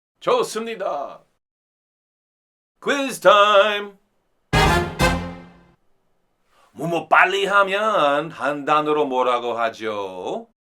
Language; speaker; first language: Korean; non-native, fluent; English